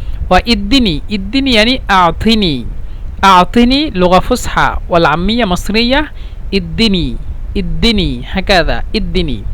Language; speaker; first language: Arabic; non-native, fluent; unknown